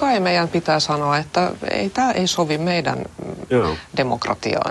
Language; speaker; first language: Finnish; non-native, local second language; Swedish